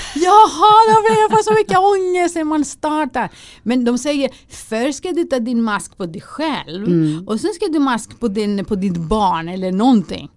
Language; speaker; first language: Swedish; non-native, fluent; Greek